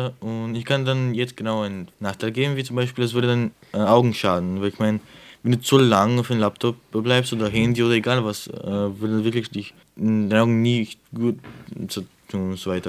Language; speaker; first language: German; non-native, fluent; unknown